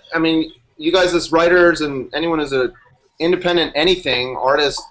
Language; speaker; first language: English; native; English